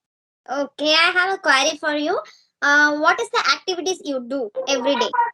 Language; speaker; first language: English; non-native, learner; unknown